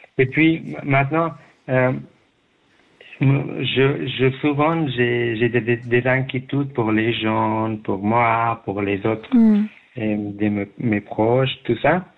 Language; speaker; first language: French; non-native, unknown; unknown